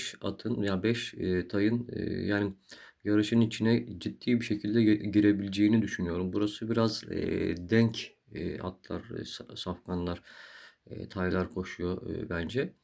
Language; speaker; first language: Turkish; native; Turkish